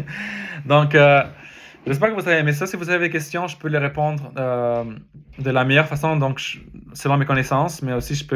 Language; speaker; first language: French; native; French